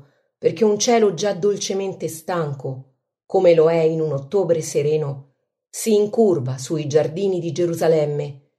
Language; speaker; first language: Italian; native; Italian